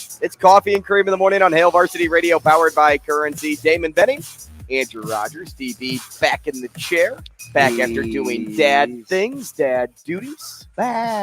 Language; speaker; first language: English; native; English